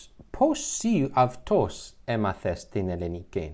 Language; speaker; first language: Greek; non-native, learner; English